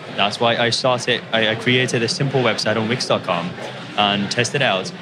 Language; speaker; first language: English; non-native, fluent; Japanese